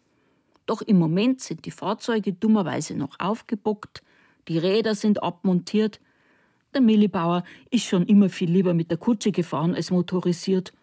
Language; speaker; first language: German; native; German